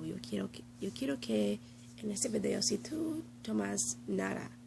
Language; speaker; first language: Spanish; non-native, learner; English